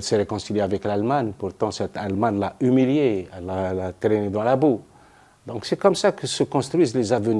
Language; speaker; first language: French; non-native, local second language; Arabic